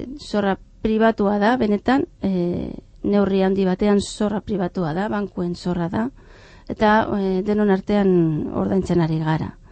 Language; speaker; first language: Basque; non-native, fluent; Catalan